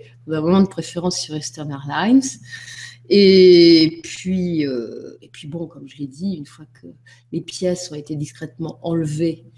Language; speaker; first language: French; native; French